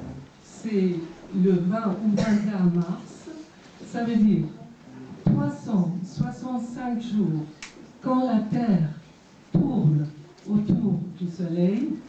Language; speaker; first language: French; non-native, fluent; Persian